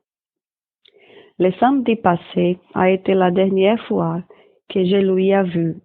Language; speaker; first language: French; non-native, fluent; Portuguese